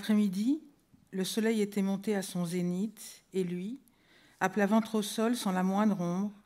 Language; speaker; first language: French; native; French